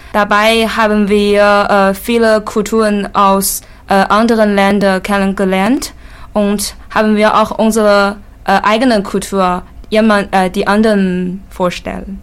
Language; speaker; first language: German; non-native, learner; Chinese